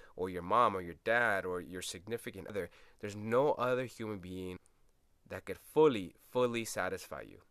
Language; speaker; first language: English; early bilingual, other home language; Spanish